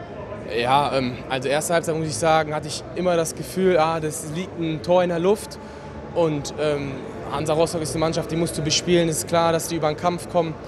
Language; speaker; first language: German; native; German